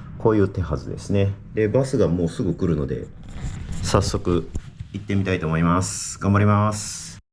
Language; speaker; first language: Japanese; native; Japanese